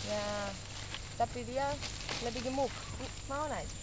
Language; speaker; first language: Indonesian; non-native, learner; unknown